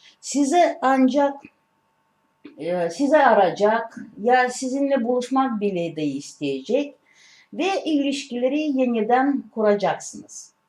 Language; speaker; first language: Turkish; non-native, learner; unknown